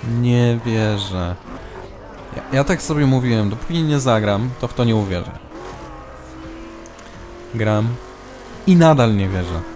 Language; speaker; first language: Polish; native; Polish